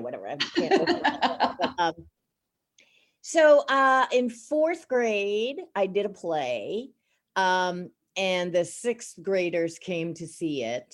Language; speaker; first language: English; native; English